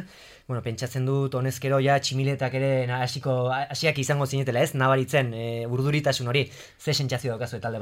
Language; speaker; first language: Basque; native; Basque